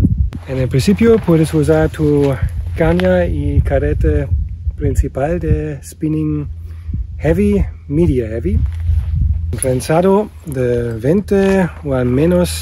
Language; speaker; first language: Spanish; non-native, learner; German